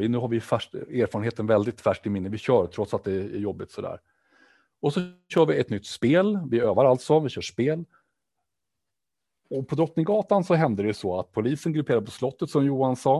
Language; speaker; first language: Swedish; native; Swedish